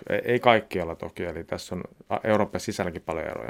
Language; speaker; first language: Finnish; native; Finnish